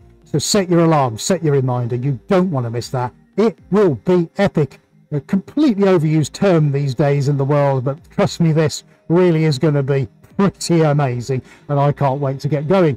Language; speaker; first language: English; native; English